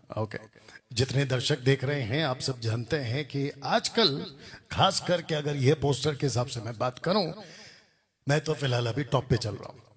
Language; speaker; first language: Hindi; non-native, local second language; Telugu